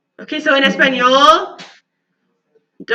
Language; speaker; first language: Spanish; non-native, learner; English